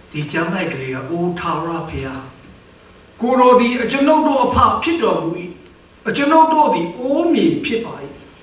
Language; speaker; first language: Burmese; non-native, local second language; Karen languages